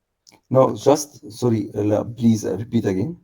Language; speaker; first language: English; non-native, learner; Arabic